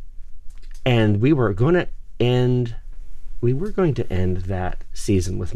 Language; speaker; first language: English; native; English